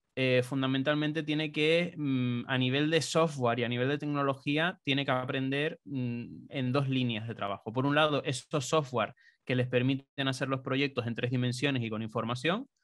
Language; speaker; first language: Spanish; native; Spanish